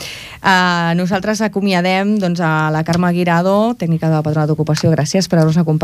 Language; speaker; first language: Catalan; native; Catalan